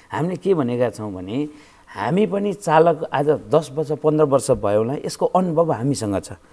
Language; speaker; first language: Nepali; native; Nepali